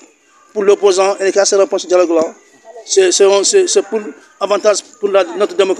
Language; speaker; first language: French; non-native, local second language; Wolof